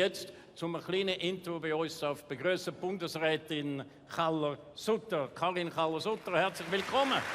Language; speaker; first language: German; native; German